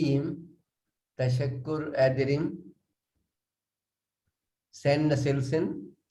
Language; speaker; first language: Turkish; non-native, learner; Urdu